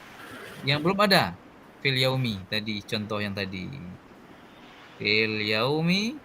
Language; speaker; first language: Indonesian; native; Indonesian